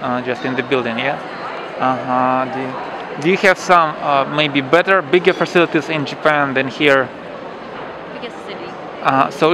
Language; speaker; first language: English; non-native, learner; Russian